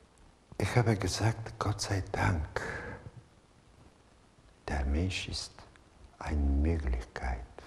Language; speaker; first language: German; non-native, fluent; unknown